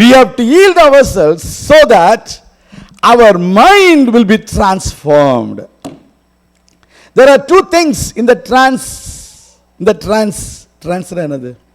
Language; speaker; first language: English; non-native, local second language; Tamil